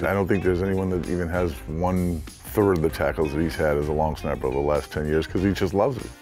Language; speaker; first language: English; native; English